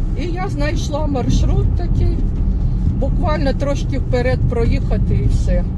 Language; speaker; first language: Ukrainian; non-native, local second language; Russian